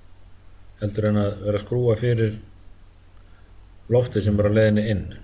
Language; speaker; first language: Icelandic; native; Icelandic